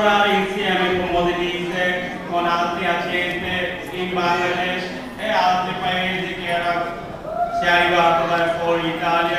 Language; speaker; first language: Italian; non-native, learner; Bangla